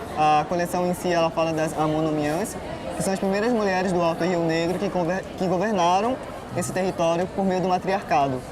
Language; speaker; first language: Portuguese; non-native, local second language; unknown